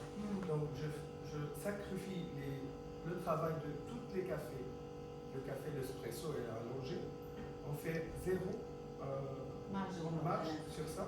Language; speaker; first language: French; non-native, fluent; Arabic